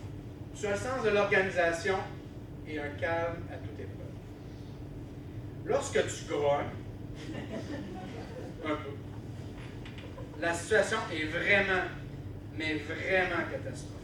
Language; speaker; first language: French; native; French